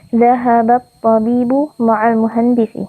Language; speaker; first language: Arabic; non-native, learner; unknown